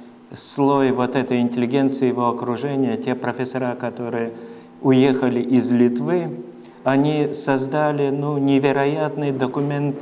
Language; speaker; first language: Russian; non-native, fluent; Lithuanian